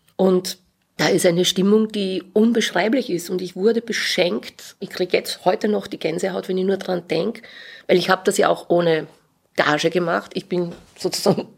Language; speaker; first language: German; native; German